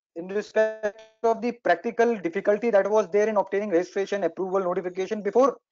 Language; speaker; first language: English; non-native, local second language; Hindi